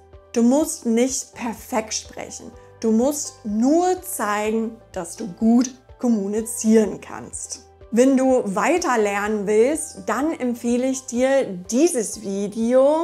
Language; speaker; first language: German; non-native, fluent; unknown